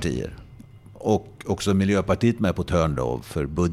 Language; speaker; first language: Swedish; native; Swedish